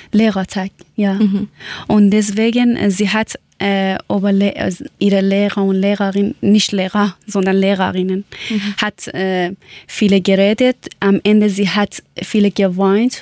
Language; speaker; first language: German; non-native, learner; Persian